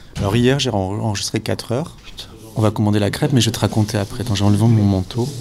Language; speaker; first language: French; native; French